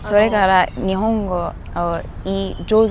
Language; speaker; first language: Japanese; non-native, learner; Thai